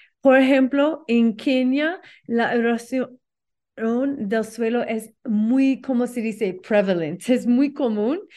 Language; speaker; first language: Spanish; non-native, learner; English